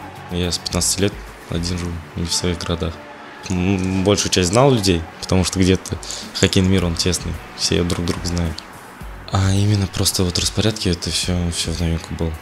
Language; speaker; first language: Russian; native; Russian